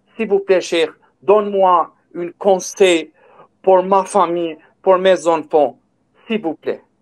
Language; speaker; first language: French; non-native, learner; Albanian